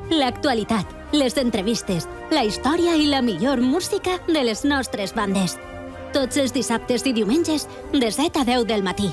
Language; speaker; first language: Catalan; native; Catalan